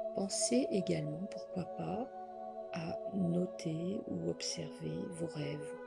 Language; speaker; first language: French; native; French